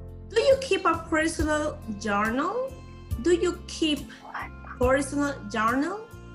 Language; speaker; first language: English; non-native, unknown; Spanish